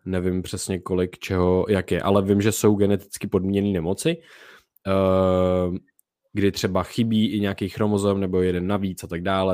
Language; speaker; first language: Czech; native; Czech